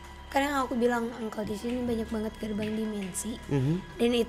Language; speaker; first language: Indonesian; native; Indonesian